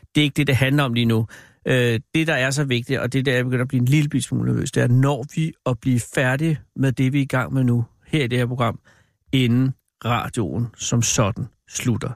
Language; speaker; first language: Danish; native; Danish